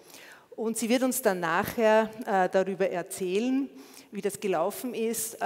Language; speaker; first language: German; native; German